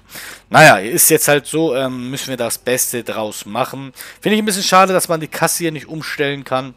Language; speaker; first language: German; native; German